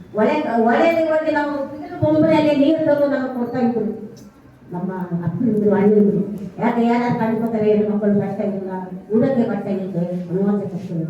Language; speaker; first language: Kannada; non-native, local second language; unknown